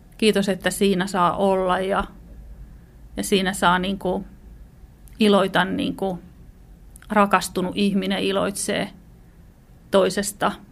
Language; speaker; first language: Finnish; native; Finnish